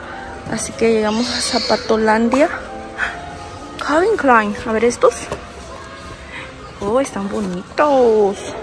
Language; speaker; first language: Spanish; native; Spanish